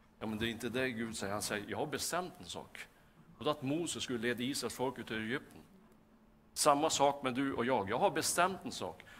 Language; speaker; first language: Swedish; native; Swedish